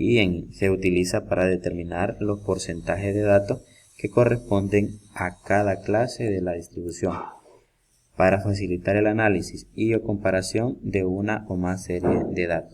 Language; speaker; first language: Spanish; native; Spanish